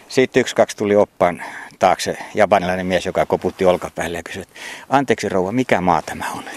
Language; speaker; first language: Finnish; native; Finnish